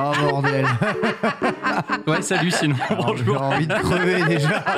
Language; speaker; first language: French; native; French